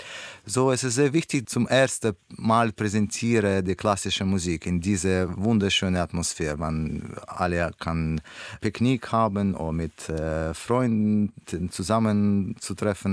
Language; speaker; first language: German; non-native, learner; Russian